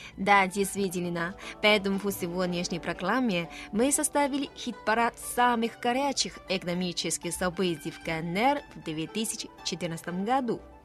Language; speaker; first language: Russian; non-native, fluent; Chinese